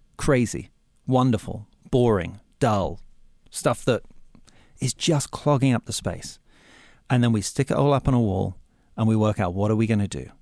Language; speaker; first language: English; native; English